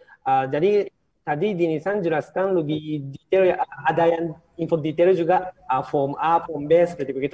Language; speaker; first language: Indonesian; non-native, fluent; Japanese